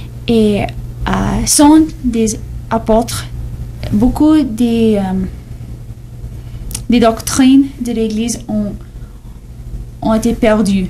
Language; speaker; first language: French; non-native, learner; English